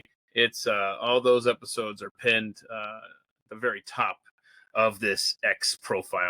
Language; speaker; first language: English; native; English